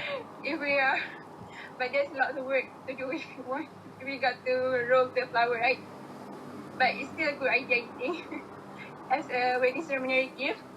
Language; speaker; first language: English; non-native, local second language; Malay